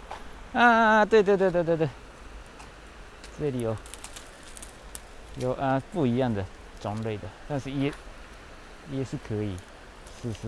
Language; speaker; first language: Chinese; non-native, fluent; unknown